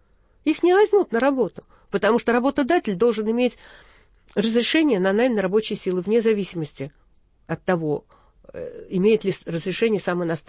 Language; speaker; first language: Russian; native; Russian